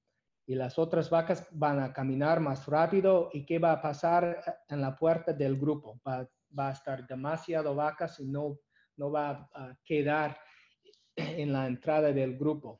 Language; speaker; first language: Spanish; non-native, learner; English